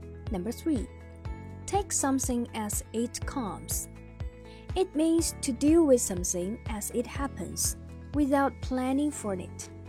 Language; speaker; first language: English; non-native, fluent; Chinese